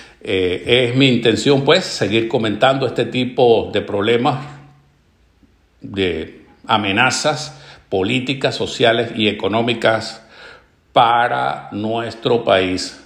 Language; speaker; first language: Spanish; native; Spanish